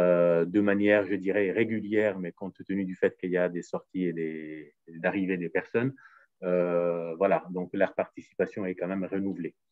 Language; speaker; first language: French; native; French